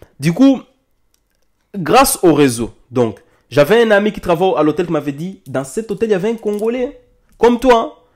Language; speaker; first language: French; non-native, local second language; Lingala